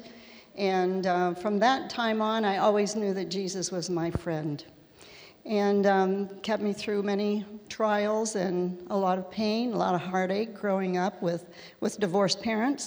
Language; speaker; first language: English; native; English